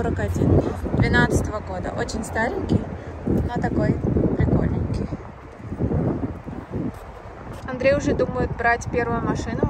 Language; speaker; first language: Russian; native; Russian